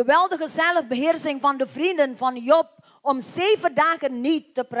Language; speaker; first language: Dutch; non-native, learner; Indonesian